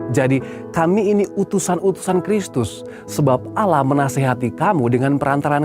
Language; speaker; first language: Indonesian; native; Indonesian